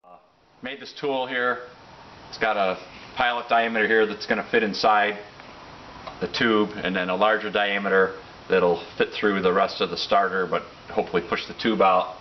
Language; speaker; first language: English; native; English